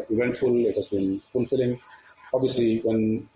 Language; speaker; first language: English; non-native, local second language; Tamil